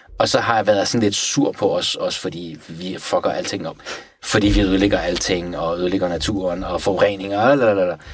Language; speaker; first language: Danish; early bilingual, other home language; Persian